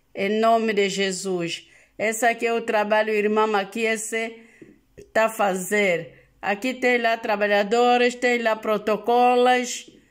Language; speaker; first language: Portuguese; non-native, local second language; Lingala